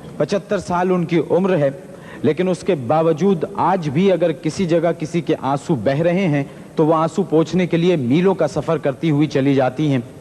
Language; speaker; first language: Urdu; native; Urdu